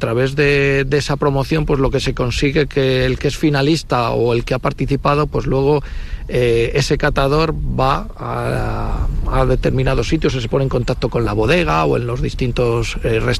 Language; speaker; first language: Spanish; native; Spanish